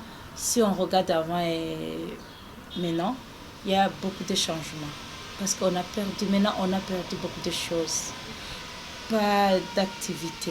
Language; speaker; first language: French; non-native, local second language; Rundi